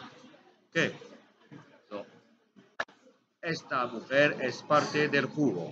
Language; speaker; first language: Spanish; non-native, learner; French